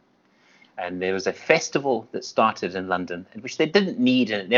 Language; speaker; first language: English; native; English